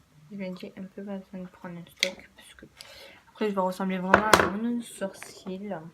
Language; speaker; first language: French; native; French